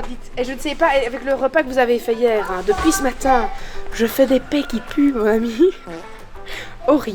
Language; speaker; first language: French; native; French